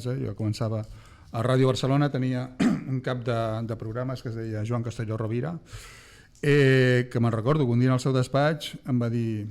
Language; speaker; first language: Catalan; native; Catalan